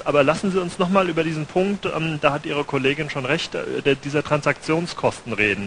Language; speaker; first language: German; native; German